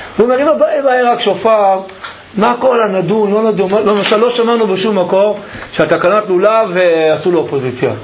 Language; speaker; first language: Hebrew; native; Hebrew